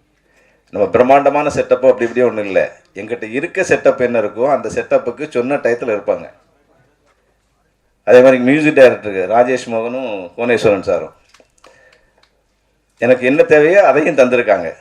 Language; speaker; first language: Tamil; native; Tamil